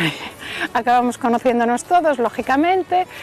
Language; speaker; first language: Spanish; native; Spanish